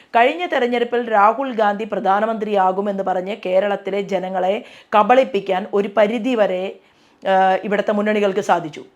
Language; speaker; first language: Malayalam; native; Malayalam